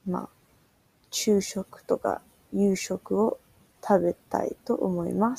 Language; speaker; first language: Japanese; non-native, learner; English